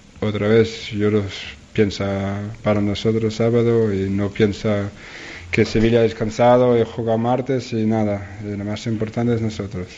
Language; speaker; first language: Spanish; non-native, learner; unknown